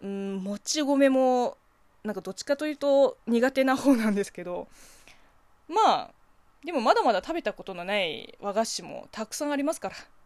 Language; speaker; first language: Japanese; non-native, fluent; Chinese